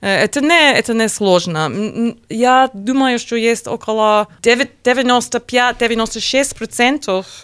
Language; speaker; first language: Russian; non-native, learner; English